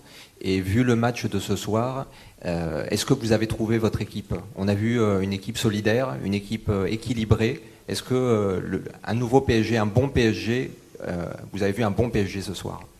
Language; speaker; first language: French; native; French